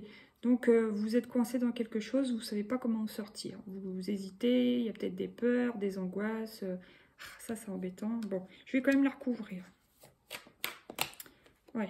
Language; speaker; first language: French; native; French